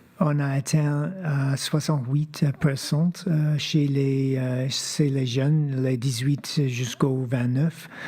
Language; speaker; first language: French; non-native, fluent; English